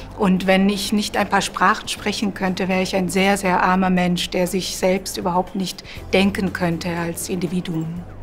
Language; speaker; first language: German; early bilingual, other home language; Croatian